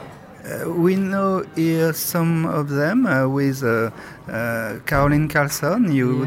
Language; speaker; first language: English; non-native, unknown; French